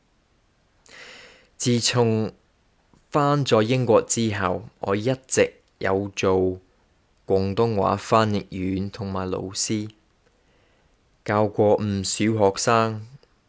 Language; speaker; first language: Cantonese; non-native, fluent; English